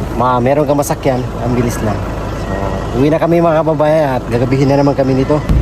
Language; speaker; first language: Filipino; non-native, local second language; Cebuano